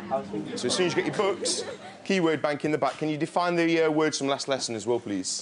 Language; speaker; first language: English; native; English